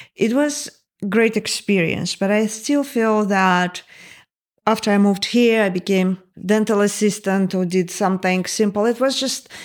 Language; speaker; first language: English; non-native, fluent; Russian